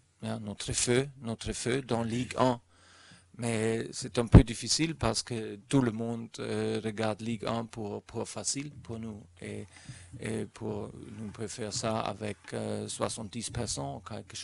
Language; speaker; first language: French; non-native, learner; German